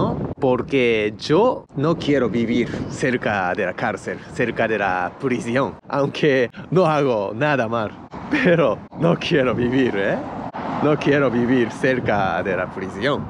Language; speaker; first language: Spanish; non-native, fluent; Japanese